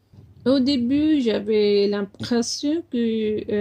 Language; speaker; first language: French; non-native, fluent; Punjabi